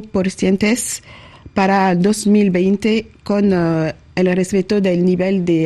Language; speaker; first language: Spanish; non-native, learner; French